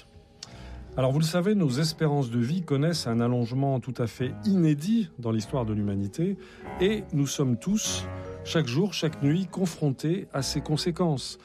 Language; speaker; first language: French; native; French